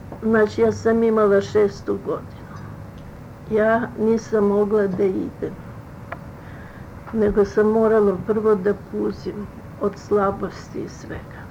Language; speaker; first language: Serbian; early bilingual, other home language; Russian